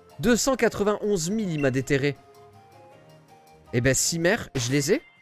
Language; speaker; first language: French; native; French